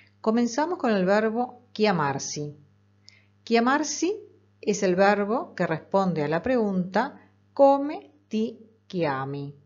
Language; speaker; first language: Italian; non-native, fluent; Spanish